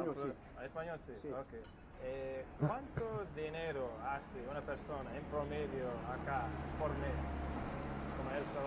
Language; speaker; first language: Spanish; non-native, learner; English